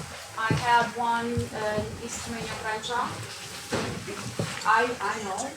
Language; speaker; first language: English; non-native, learner; Romanian